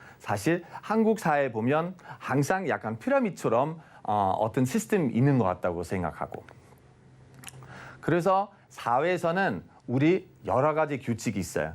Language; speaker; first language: Korean; non-native, fluent; German